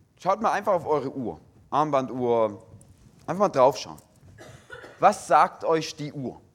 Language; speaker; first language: German; native; German